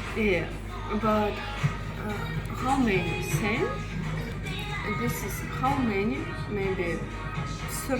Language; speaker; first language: English; non-native, learner; Russian